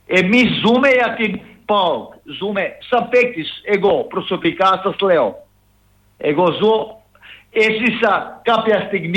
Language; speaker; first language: Greek; non-native, fluent; Serbian